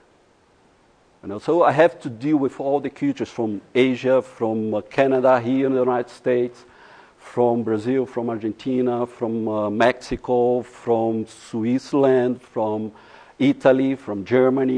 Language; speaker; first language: English; non-native, fluent; Portuguese